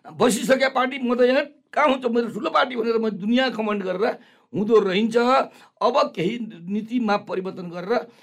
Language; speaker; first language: Nepali; non-native, local second language; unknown